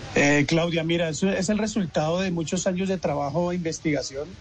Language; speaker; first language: Spanish; native; Spanish